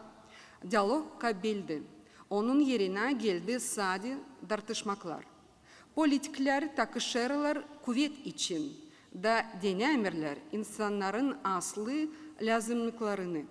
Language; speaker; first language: Turkish; non-native, learner; Gagauz